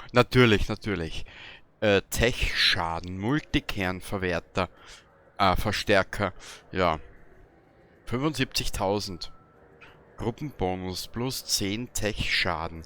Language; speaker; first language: German; native; German